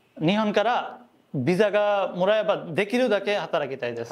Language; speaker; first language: Japanese; non-native, learner; Bangla